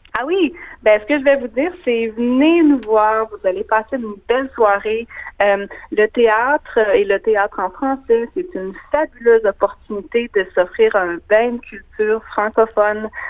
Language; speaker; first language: French; native; French